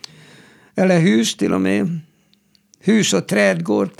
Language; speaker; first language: Swedish; non-native, fluent; Hungarian